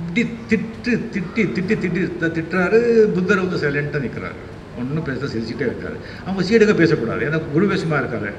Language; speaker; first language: Tamil; non-native, fluent; Marathi